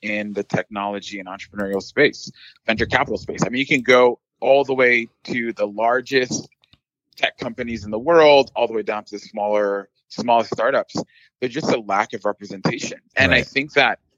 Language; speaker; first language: English; native; English